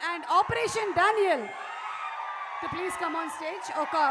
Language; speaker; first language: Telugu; native; Telugu